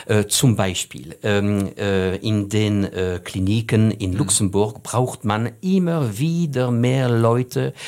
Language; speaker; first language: German; non-native, fluent; French